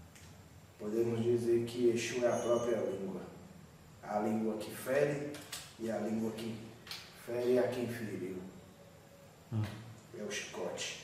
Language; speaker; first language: Portuguese; native; Portuguese